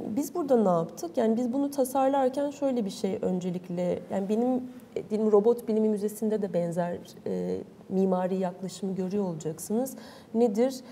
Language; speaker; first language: Turkish; native; Turkish